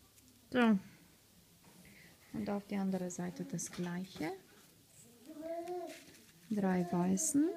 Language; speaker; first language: German; non-native, fluent; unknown